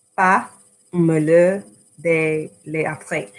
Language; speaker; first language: French; non-native, learner; English